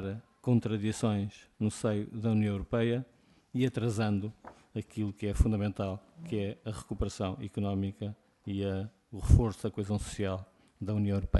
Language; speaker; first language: Portuguese; native; Portuguese